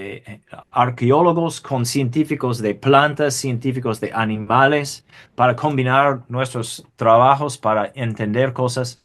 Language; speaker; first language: Spanish; non-native, fluent; English